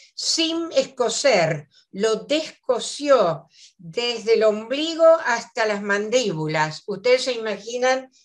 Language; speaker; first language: Spanish; native; Spanish